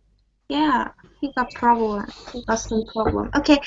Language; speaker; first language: English; non-native, learner; Korean